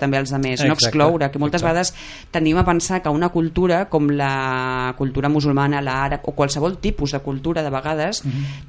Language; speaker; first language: Catalan; native; Catalan